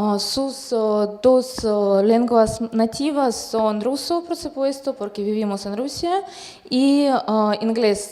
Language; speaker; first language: Spanish; non-native, fluent; Russian